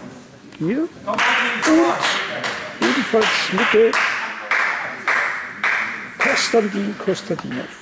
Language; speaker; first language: German; native; German